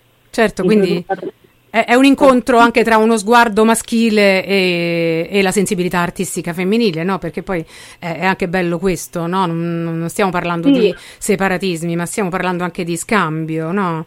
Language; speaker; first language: Italian; native; Italian